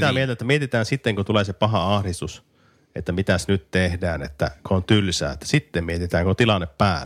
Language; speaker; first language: Finnish; native; Finnish